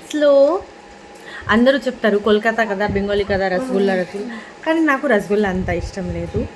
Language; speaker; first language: Telugu; non-native, fluent; Bangla